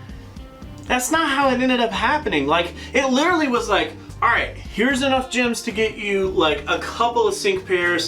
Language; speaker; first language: English; native; English